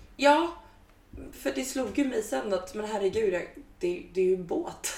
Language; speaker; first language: Swedish; native; Swedish